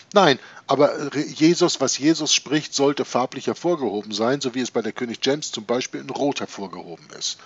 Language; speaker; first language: German; native; German